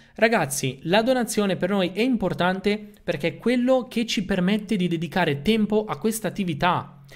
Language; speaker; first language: Italian; native; Italian